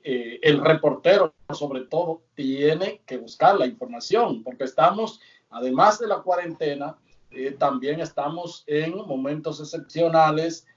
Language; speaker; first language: Spanish; native; Spanish